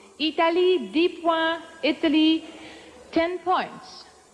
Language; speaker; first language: English; non-native, fluent; Dutch